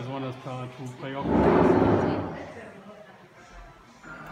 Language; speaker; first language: Spanish; non-native, learner; German